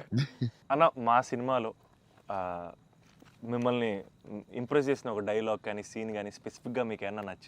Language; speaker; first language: Telugu; native; Telugu